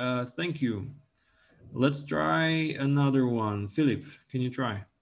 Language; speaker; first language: English; non-native, local second language; Czech